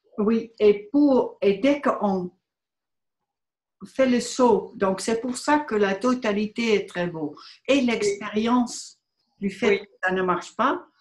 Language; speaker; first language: French; non-native, fluent; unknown